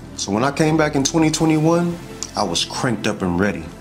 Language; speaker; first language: English; native; English